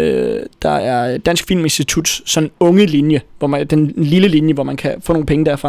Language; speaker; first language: Danish; native; Danish